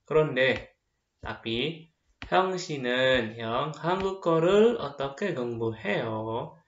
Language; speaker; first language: Korean; non-native, fluent; Indonesian